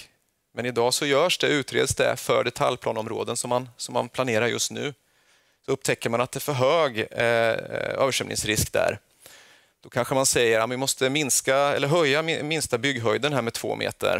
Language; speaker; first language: Swedish; native; Swedish